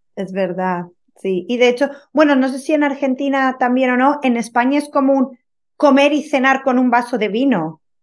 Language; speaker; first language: Spanish; native; Spanish